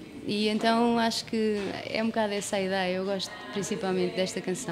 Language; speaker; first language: Portuguese; native; Portuguese